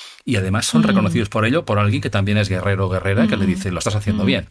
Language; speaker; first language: Spanish; native; Spanish